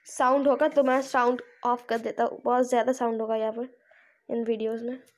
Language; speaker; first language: Hindi; non-native, local second language; Bangla